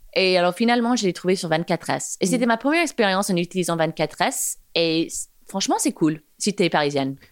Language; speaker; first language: French; non-native, fluent; English